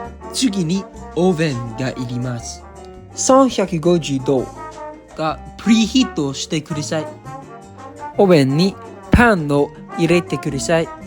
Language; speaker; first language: Japanese; non-native, learner; English